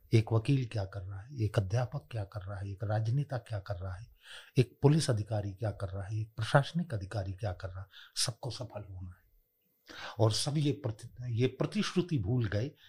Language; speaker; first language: Hindi; native; Hindi